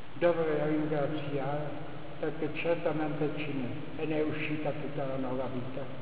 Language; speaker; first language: Italian; non-native, fluent; Czech